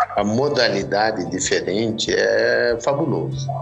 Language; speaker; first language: Portuguese; non-native, fluent; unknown